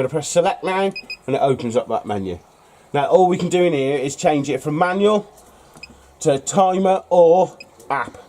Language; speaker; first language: English; native; English